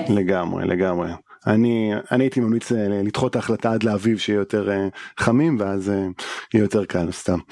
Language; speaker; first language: Hebrew; native; Hebrew